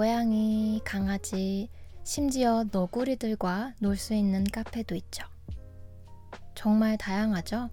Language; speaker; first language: Korean; non-native, fluent; English